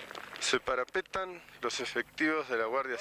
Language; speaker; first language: Spanish; native; Spanish